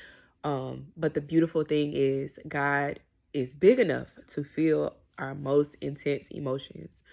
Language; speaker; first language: English; native; English